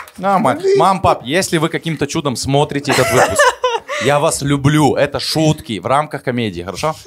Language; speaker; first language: Russian; native; Russian